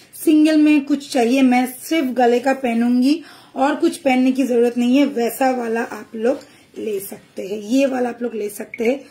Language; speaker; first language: Hindi; non-native, local second language; Bangla